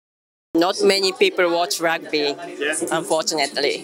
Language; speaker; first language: English; non-native, fluent; Japanese